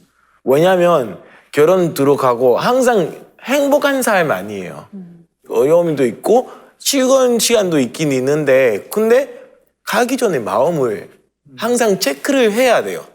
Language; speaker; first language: Korean; non-native, fluent; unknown